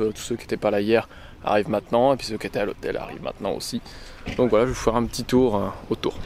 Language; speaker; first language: French; native; French